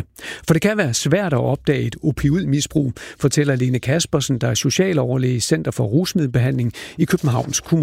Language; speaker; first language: Danish; native; Danish